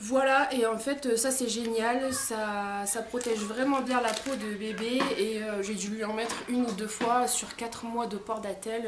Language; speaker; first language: French; native; French